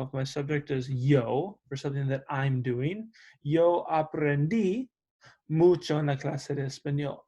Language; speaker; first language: Spanish; non-native, fluent; English